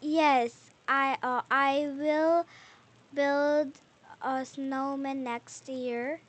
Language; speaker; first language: English; non-native, learner; Korean